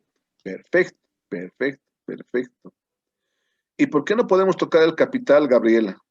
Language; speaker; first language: Spanish; native; Spanish